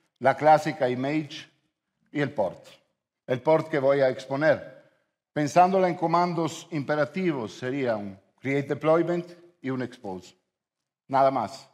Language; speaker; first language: Spanish; non-native, fluent; Italian